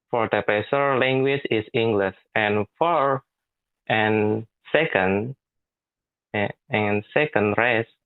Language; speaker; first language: English; non-native, learner; Indonesian